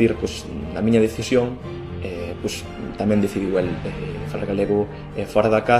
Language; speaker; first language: Galician; non-native, local second language; Spanish